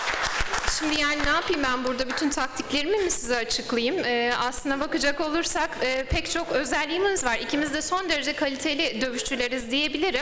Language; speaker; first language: Turkish; native; Turkish